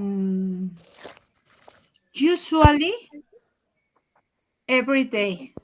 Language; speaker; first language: English; non-native, learner; Spanish